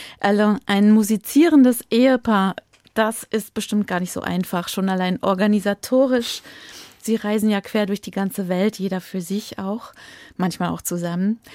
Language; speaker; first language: German; native; German